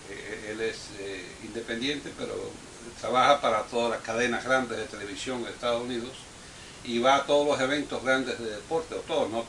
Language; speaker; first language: Spanish; native; Spanish